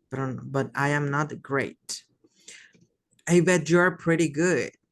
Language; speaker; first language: English; non-native, fluent; Spanish